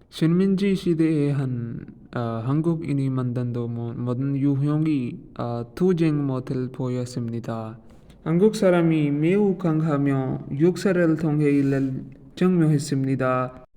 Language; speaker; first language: Korean; non-native, learner; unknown